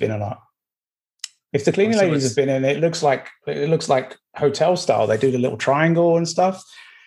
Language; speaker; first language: English; native; English